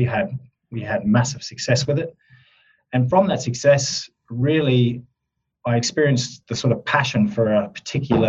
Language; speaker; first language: English; native; English